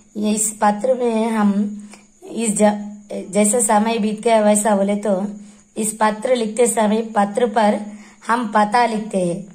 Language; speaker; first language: Hindi; non-native, local second language; Telugu